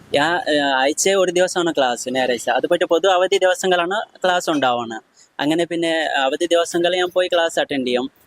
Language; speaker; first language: Malayalam; non-native, local second language; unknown